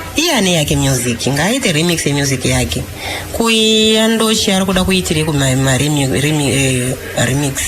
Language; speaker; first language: Shona; non-native, fluent; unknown